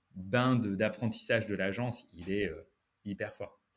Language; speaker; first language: French; native; French